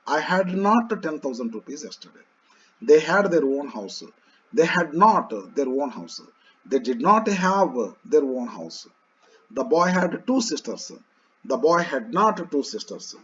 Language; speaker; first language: English; non-native, local second language; Kannada